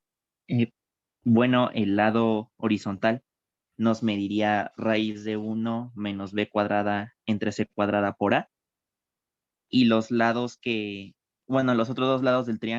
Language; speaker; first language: Spanish; native; Spanish